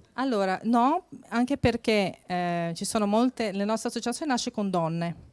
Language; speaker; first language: Italian; early bilingual, heritage; Portuguese